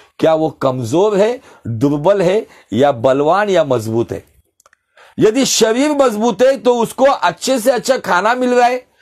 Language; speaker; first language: Hindi; non-native, local second language; Marathi